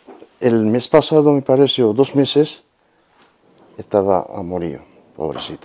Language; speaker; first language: Spanish; non-native, learner; Arabic